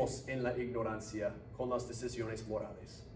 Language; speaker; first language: Spanish; non-native, fluent; English